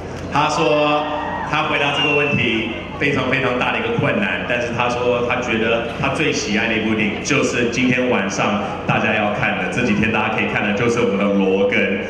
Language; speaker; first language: Chinese; native; Chinese